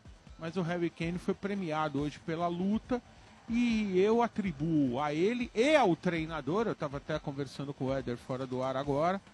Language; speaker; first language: Portuguese; native; Portuguese